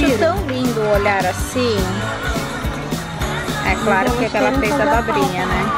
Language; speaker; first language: Portuguese; native; Portuguese